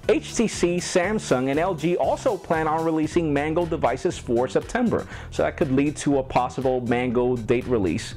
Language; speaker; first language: English; non-native, local second language; Spanish